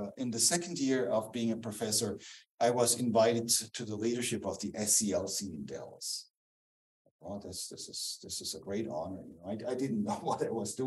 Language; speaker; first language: English; non-native, fluent; German